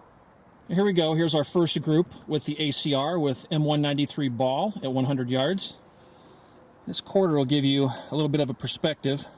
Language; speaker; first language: English; native; English